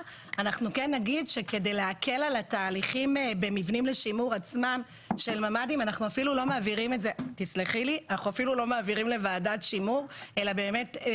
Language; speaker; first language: Hebrew; native; Hebrew